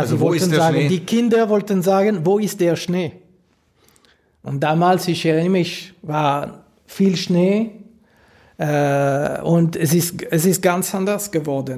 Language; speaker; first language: German; non-native, local second language; French